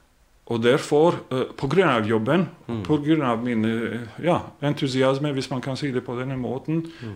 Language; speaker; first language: Norwegian; non-native, fluent; Bosnian